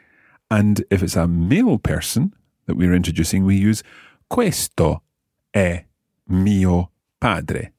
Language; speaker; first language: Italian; non-native, fluent; English